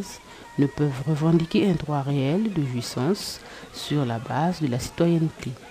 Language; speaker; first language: French; non-native, local second language; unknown